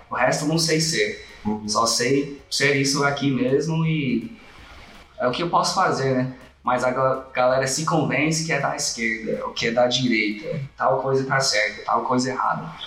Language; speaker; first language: Portuguese; non-native, fluent; English